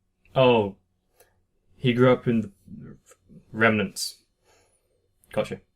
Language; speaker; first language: English; native; English